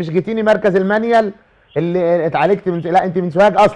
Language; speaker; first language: Arabic; native; Arabic